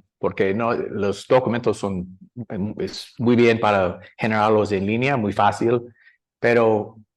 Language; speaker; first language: Spanish; non-native, learner; English